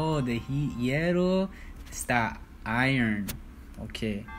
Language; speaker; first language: Spanish; non-native, learner; English